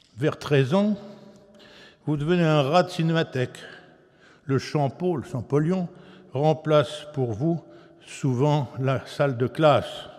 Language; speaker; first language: French; native; French